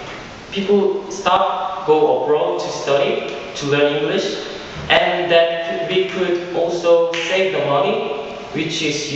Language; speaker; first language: English; non-native, fluent; Korean